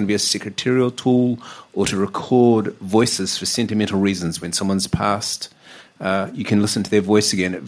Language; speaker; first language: English; native; English